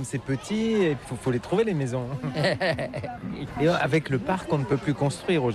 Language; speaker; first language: French; native; French